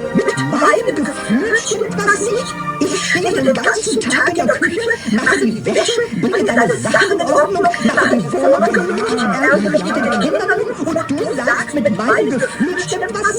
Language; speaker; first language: German; non-native, fluent; English